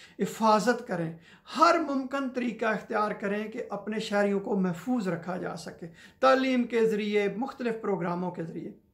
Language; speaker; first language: Urdu; non-native, local second language; Punjabi